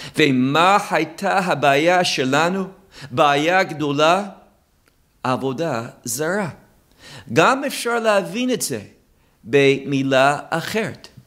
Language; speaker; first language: Hebrew; non-native, fluent; English